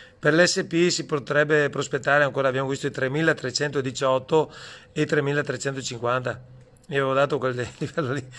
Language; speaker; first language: Italian; native; Italian